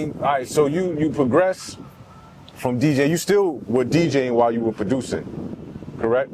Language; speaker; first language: English; native; English